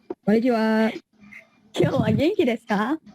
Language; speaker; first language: Japanese; non-native, learner; Indonesian